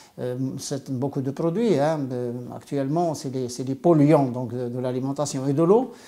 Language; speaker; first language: French; non-native, local second language; Arabic